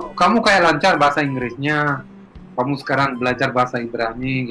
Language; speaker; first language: Indonesian; non-native, fluent; Hebrew